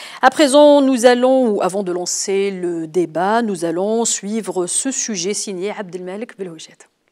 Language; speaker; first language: French; non-native, local second language; Arabic